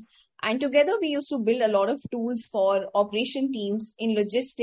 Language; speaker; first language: English; non-native, local second language; Hindi